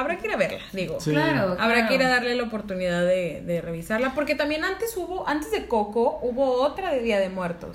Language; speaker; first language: Spanish; native; Spanish